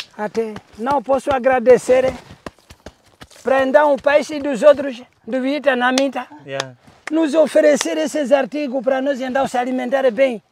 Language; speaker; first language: Portuguese; non-native, local second language; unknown